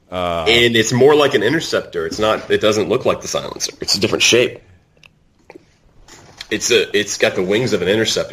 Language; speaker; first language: English; native; English